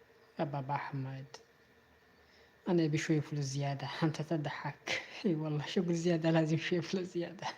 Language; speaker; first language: Arabic; non-native, learner; Amharic